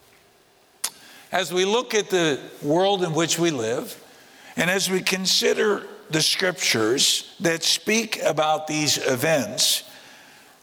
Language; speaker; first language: English; native; English